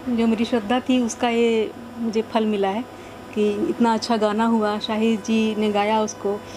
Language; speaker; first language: Hindi; native; Hindi